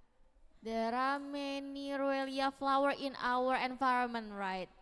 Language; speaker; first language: English; non-native, learner; Indonesian